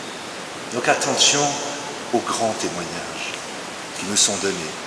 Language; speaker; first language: French; native; French